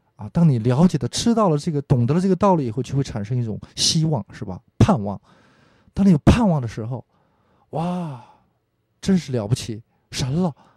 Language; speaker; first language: Chinese; non-native, fluent; Korean